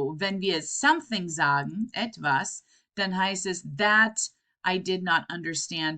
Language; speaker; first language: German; non-native, fluent; English